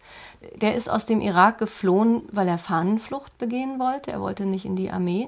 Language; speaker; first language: German; native; German